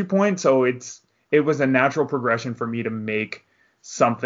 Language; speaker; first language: English; native; English